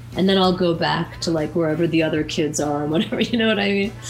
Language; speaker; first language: English; native; English